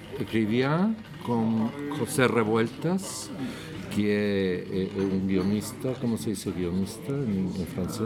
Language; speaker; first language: French; non-native, learner; Spanish